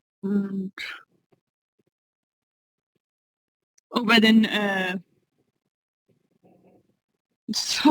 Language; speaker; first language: German; non-native, learner; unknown